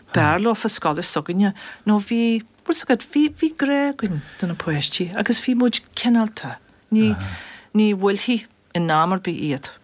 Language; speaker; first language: Irish; non-native, fluent; English